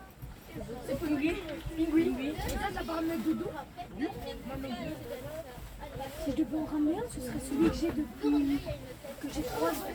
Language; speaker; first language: French; native; French